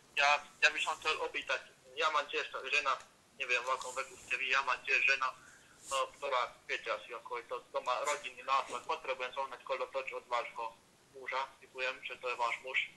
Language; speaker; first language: Slovak; non-native, fluent; Hungarian